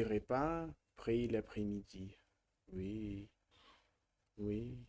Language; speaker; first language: French; non-native, learner; Russian